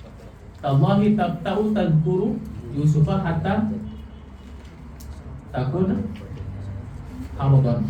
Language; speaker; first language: Arabic; non-native, fluent; Indonesian